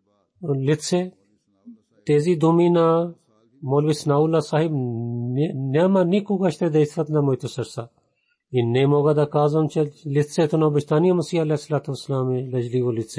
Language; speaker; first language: Bulgarian; non-native, fluent; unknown